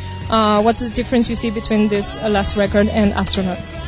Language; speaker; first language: English; non-native, fluent; Spanish